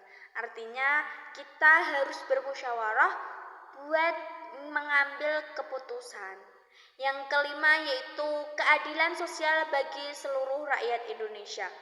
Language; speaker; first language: Indonesian; native; Indonesian